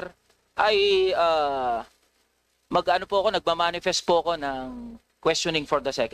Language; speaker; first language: Filipino; native; Filipino